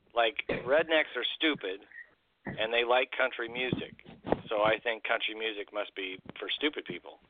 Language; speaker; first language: English; native; English